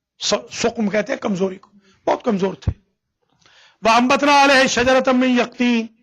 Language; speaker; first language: Urdu; native; Urdu